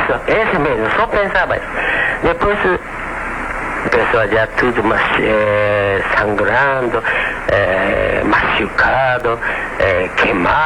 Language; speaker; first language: Portuguese; non-native, learner; Japanese